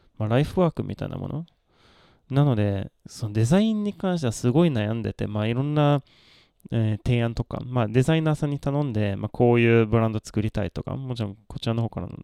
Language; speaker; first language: Japanese; non-native, fluent; Swedish